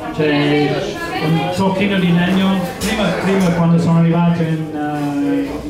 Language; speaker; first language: Italian; non-native, fluent; English